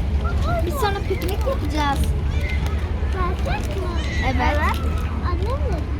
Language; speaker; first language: Turkish; early bilingual, heritage; Turkish